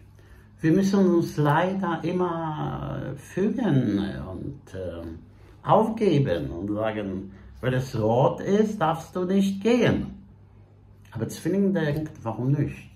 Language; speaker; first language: German; non-native, fluent; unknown